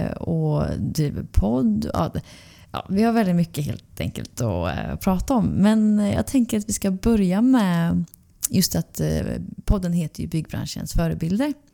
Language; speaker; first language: Swedish; native; Swedish